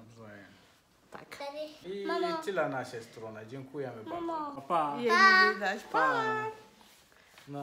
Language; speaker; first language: Polish; non-native, learner; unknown